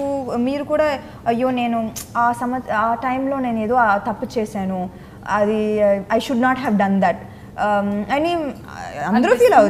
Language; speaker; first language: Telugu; non-native, fluent; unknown